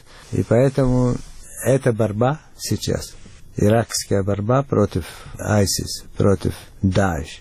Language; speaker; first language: Russian; non-native, fluent; Arabic